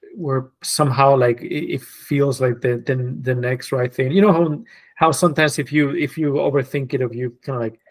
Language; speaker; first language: English; non-native, fluent; Spanish